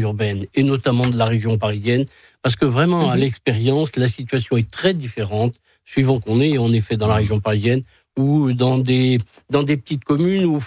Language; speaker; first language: French; native; French